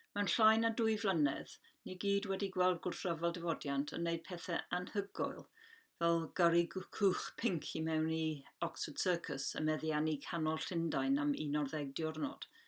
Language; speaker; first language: Welsh; non-native, local second language; English